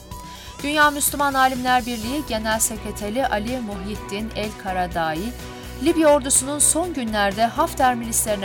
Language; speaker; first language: Turkish; native; Turkish